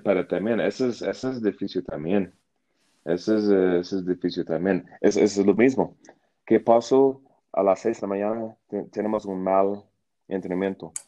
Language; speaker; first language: Spanish; non-native, learner; English